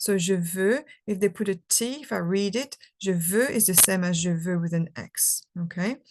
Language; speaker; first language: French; non-native, fluent; English